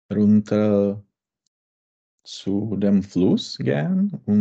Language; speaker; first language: German; non-native, learner; Czech